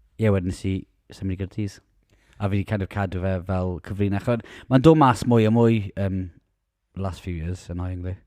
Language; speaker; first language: Welsh; native; Welsh